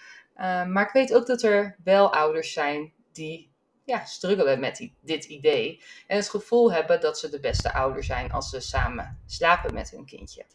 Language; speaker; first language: Dutch; native; Dutch